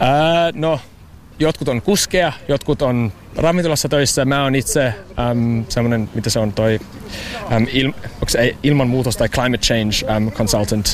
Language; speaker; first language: Finnish; non-native, learner; English